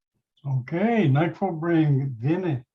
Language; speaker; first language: Spanish; non-native, learner; English